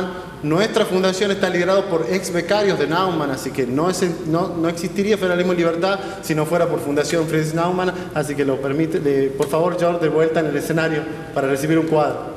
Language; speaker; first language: Spanish; native; Spanish